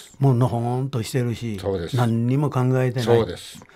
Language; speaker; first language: Japanese; native; Japanese